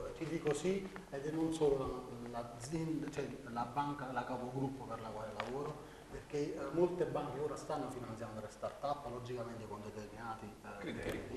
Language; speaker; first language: Italian; native; Italian